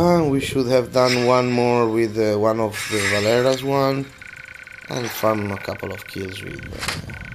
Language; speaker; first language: English; non-native, fluent; Italian